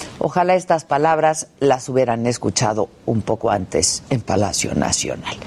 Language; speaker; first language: Spanish; native; Spanish